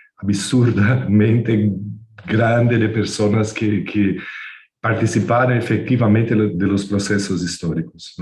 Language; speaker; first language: Portuguese; non-native, fluent; Spanish